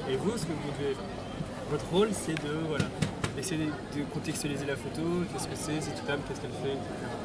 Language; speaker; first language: French; native; French